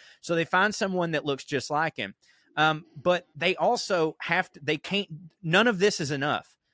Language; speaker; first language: English; native; English